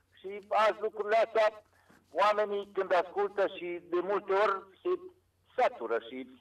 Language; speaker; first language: Romanian; non-native, local second language; Serbian